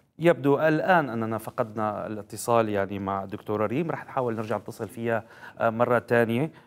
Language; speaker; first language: Arabic; native; Arabic